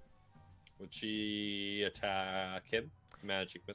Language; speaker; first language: English; native; English